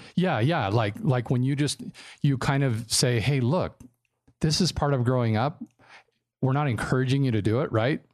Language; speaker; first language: English; native; English